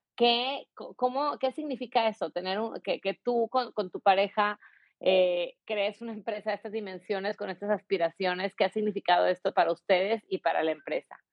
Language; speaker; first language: Spanish; native; Spanish